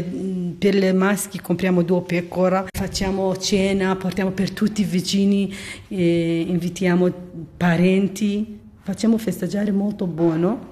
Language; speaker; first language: Italian; non-native, learner; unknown